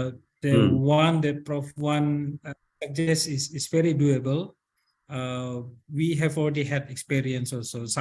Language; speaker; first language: English; non-native, learner; Indonesian